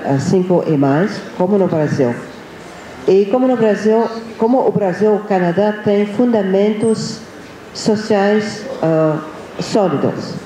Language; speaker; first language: Portuguese; non-native, fluent; English